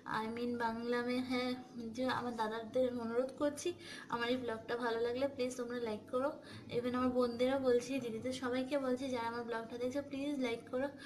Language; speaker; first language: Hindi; non-native, local second language; Bangla